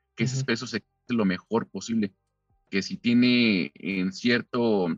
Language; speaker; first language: Spanish; native; Spanish